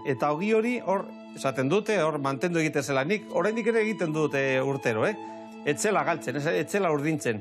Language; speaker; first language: Basque; native; Basque